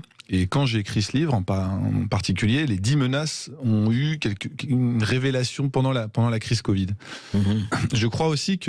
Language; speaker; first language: French; native; French